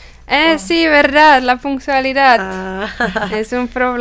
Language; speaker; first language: Spanish; non-native, learner; Czech